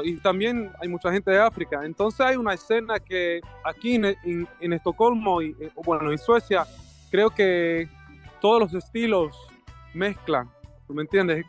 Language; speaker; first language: Spanish; non-native, fluent; Swedish